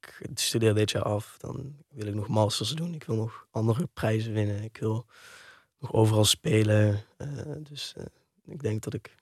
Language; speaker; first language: Dutch; native; Dutch